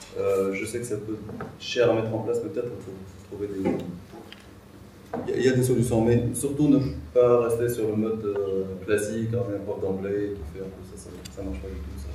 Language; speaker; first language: French; non-native, local second language; Arabic